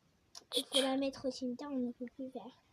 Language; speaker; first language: French; native; French